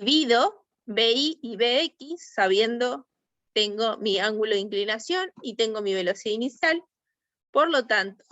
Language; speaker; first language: Spanish; native; Spanish